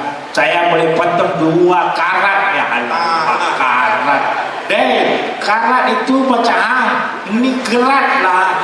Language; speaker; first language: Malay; non-native, local second language; Tamil